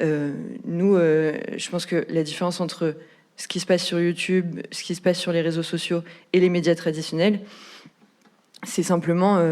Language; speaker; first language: French; native; French